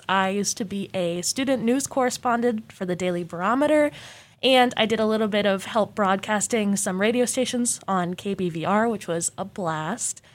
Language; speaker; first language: English; native; English